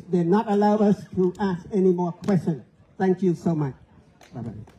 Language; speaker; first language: English; non-native, fluent; Khmer